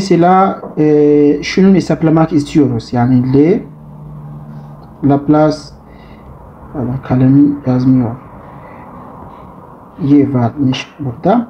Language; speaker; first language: Turkish; non-native, learner; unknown